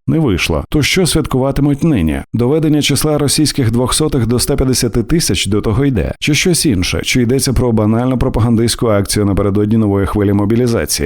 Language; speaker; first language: Ukrainian; native; Ukrainian